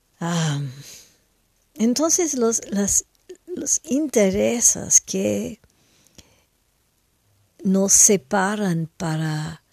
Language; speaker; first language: Spanish; non-native, fluent; French